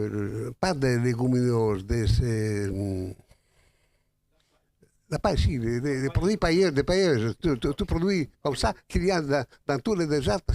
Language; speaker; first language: French; non-native, fluent; Spanish